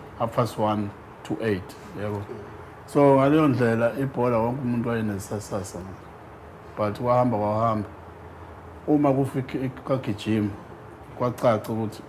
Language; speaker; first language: Zulu; native; Zulu